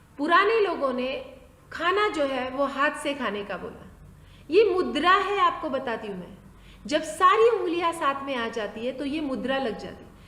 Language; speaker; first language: Hindi; non-native, local second language; Marathi